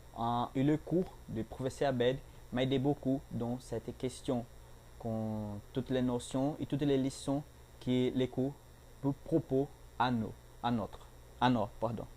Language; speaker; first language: French; non-native, learner; Portuguese